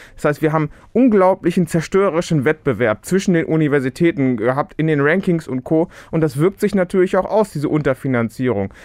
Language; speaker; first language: German; early bilingual, other home language; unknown